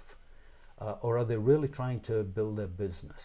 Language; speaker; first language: English; native; English